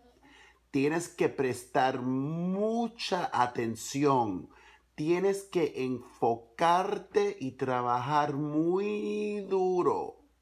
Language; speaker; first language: Spanish; early bilingual, other home language; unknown